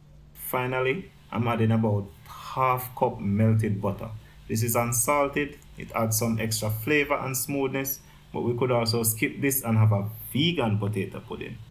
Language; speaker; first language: English; native; English